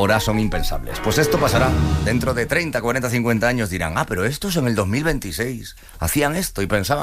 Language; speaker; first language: Spanish; native; Spanish